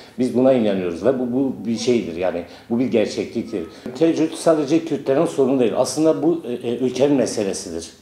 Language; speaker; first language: Turkish; non-native, local second language; Kurdish